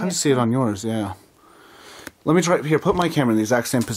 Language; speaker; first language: English; native; English